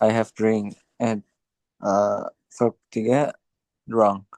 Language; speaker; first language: English; non-native, learner; Indonesian